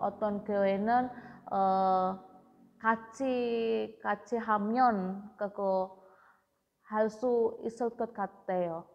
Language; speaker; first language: Korean; non-native, learner; Indonesian